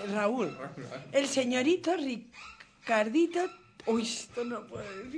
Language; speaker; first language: Spanish; native; Spanish